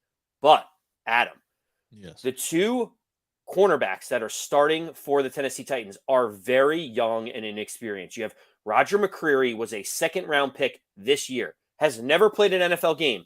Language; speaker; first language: English; native; English